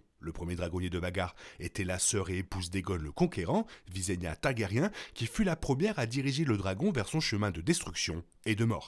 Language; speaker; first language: French; native; French